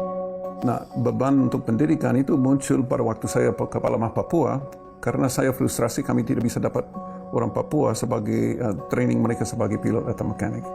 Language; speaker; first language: Indonesian; non-native, fluent; English